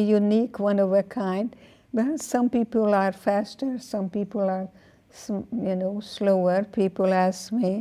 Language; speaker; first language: English; non-native, fluent; Hungarian